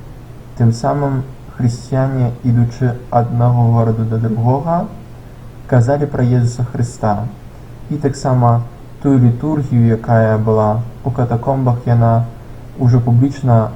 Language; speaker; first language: Belarusian; non-native, local second language; Russian